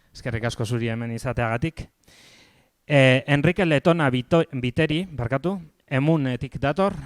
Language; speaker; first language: Basque; native; Basque